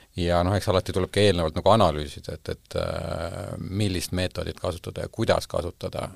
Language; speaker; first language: Estonian; native; Estonian